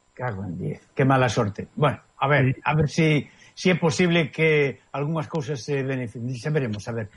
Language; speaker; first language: Galician; native; Galician